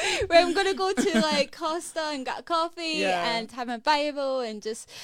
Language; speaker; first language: English; native; English